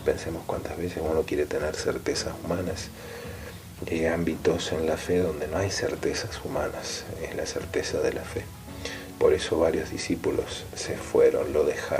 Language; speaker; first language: Spanish; native; Spanish